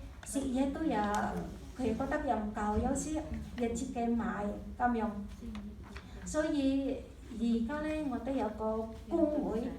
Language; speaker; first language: Cantonese; non-native, learner; Indonesian